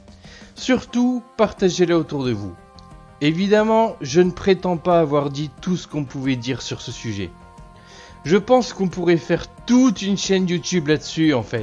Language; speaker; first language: French; native; French